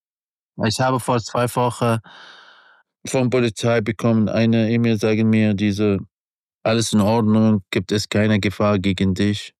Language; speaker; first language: German; non-native, learner; Arabic